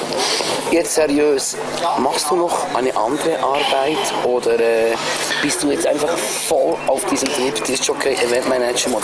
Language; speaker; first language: German; native; German